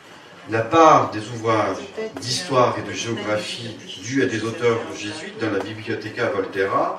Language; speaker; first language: French; native; French